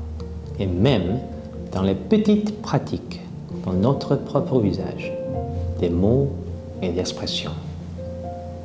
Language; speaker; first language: French; non-native, fluent; Korean